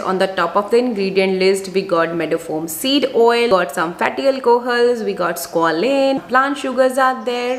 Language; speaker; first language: English; non-native, local second language; Hindi